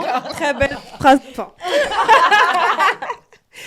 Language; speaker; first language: French; native; French